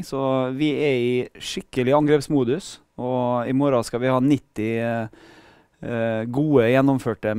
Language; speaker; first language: Norwegian; native; Norwegian